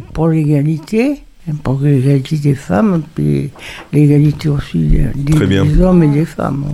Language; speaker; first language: French; native; French